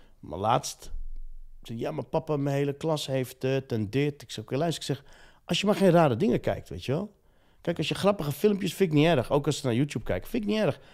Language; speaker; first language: Dutch; early bilingual, other home language; Riffian